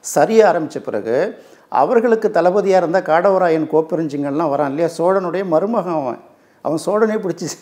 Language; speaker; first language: Tamil; native; Tamil